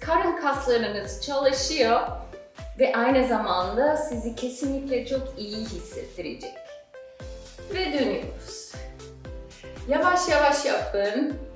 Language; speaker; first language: Turkish; non-native, fluent; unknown